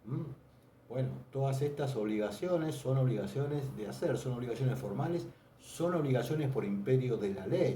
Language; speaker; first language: Spanish; native; Spanish